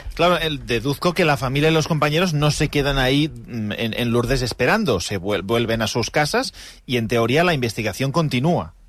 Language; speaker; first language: Spanish; non-native, local second language; Catalan